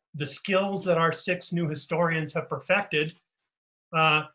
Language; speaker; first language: English; native; English